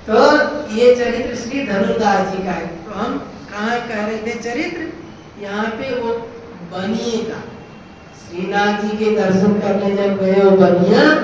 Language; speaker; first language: Hindi; native; Hindi